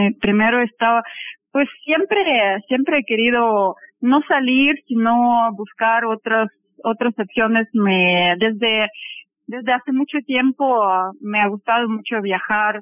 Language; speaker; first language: Spanish; non-native, fluent; Russian